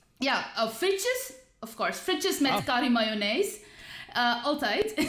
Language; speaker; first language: Dutch; non-native, learner; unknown